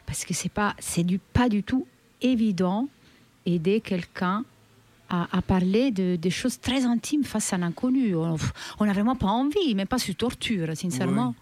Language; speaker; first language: French; native; French